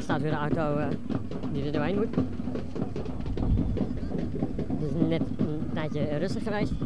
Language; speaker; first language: Dutch; native; Dutch